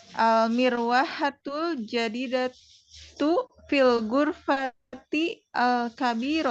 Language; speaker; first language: Arabic; non-native, learner; Indonesian